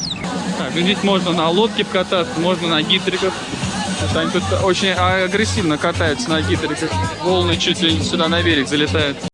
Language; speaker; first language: Russian; native; Russian